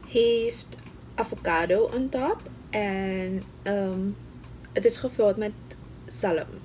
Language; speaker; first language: Dutch; non-native, local second language; Papiamento